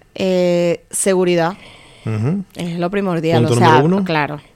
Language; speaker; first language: Spanish; native; Spanish